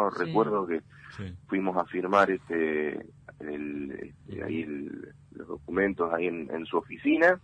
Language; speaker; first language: Spanish; native; Spanish